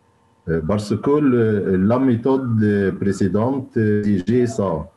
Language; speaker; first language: French; non-native, fluent; Arabic